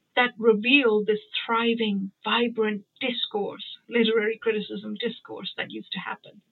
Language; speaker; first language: English; non-native, local second language; Gujarati